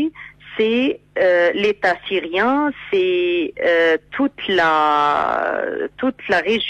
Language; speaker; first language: French; non-native, fluent; Arabic